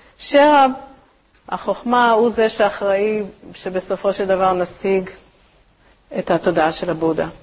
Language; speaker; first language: Hebrew; native; Hebrew